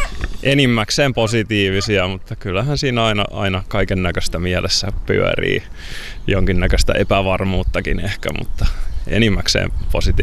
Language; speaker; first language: Finnish; native; Finnish